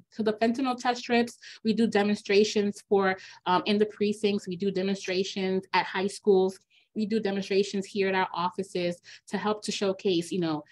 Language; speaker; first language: English; native; English